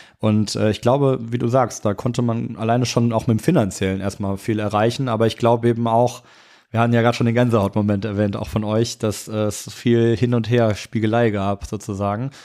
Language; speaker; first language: German; native; German